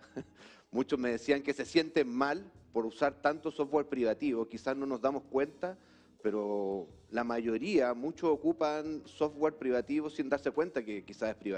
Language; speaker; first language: Spanish; native; Spanish